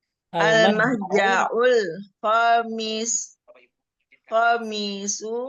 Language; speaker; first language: Arabic; non-native, learner; Indonesian